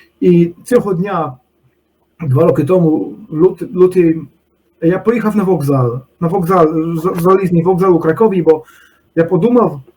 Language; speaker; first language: Polish; non-native, learner; Ukrainian